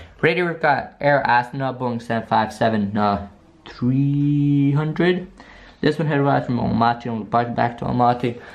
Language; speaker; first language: English; non-native, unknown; Polish